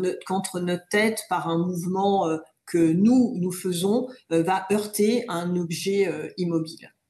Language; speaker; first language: French; native; French